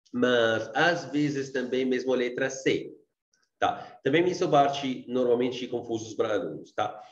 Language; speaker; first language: Portuguese; non-native, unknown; Arabic